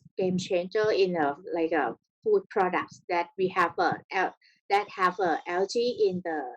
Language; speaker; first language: English; non-native, learner; Thai